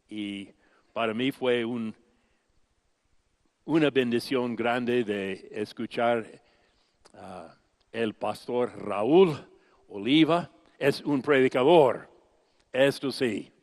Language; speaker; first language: Spanish; non-native, fluent; English